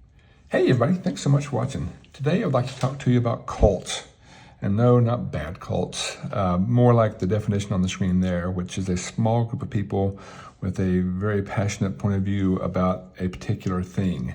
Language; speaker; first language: English; native; English